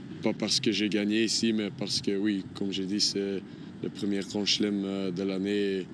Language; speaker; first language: French; non-native, local second language; Dutch